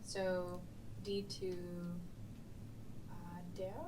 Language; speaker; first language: German; non-native, learner; English